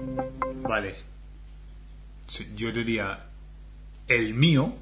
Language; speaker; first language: Spanish; non-native, learner; English